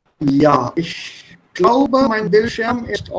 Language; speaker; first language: German; non-native, fluent; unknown